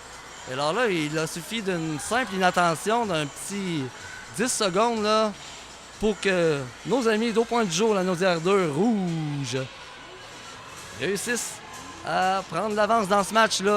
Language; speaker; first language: French; native; French